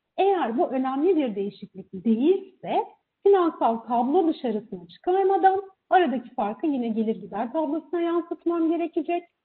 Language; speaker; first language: Turkish; native; Turkish